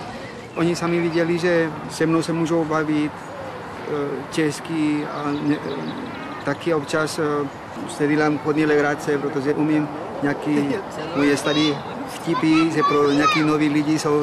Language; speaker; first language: Czech; non-native, fluent; Spanish